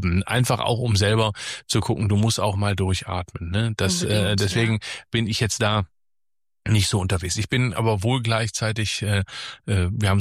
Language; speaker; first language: German; native; German